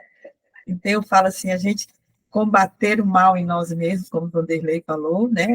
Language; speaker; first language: Portuguese; native; Portuguese